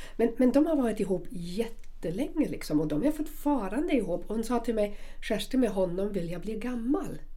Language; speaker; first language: Swedish; non-native, fluent; German